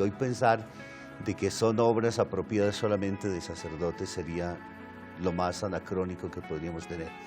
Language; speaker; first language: Spanish; native; Spanish